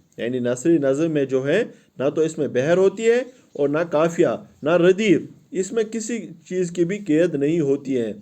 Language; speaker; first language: Urdu; non-native, local second language; Kashmiri